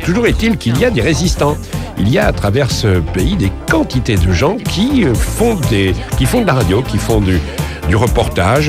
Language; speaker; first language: French; native; French